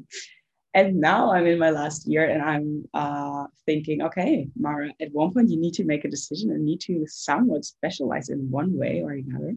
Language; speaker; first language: English; non-native, fluent; German